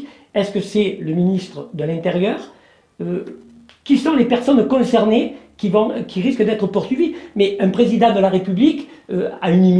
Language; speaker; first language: French; native; French